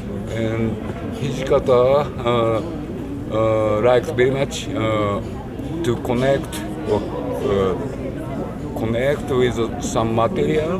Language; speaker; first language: English; non-native, learner; Japanese